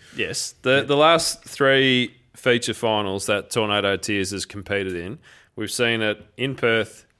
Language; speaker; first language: English; native; English